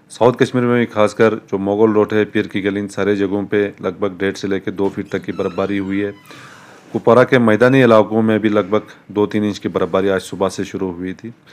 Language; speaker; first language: Hindi; non-native, local second language; Kashmiri